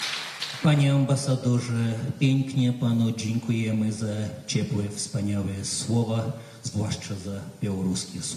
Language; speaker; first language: Polish; non-native, fluent; Belarusian